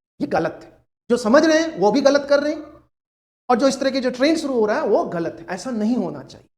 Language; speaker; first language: Hindi; native; Hindi